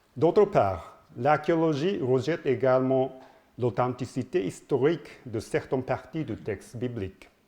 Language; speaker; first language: French; non-native, learner; Japanese